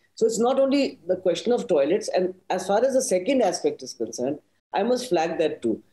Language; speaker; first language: English; non-native, local second language; Hindi